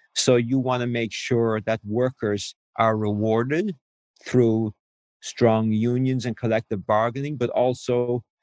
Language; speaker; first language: English; native; English